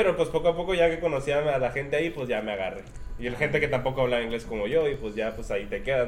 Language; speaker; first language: Spanish; native; Spanish